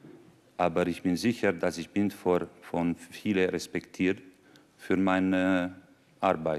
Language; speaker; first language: German; non-native, fluent; Romanian